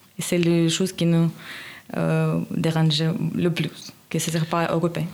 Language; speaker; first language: French; non-native, learner; Russian